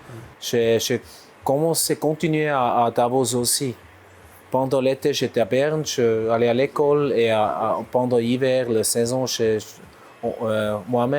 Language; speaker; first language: French; non-native, local second language; German